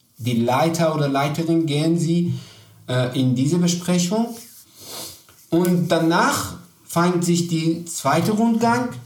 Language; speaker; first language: German; non-native, learner; Persian